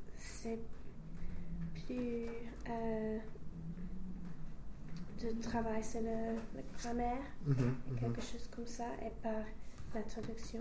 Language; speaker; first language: French; non-native, learner; English